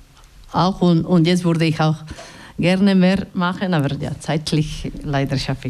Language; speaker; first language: German; non-native, fluent; Basque